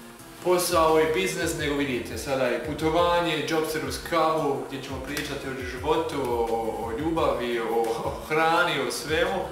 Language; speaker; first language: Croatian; early bilingual, heritage; Croatian